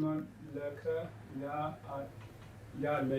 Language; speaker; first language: Arabic; non-native, learner; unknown